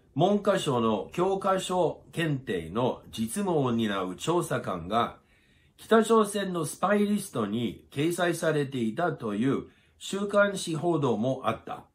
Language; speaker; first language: Japanese; non-native, fluent; English